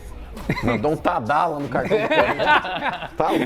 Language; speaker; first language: Portuguese; native; Portuguese